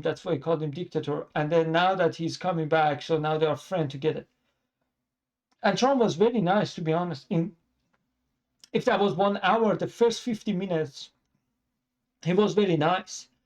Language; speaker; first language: English; non-native, fluent; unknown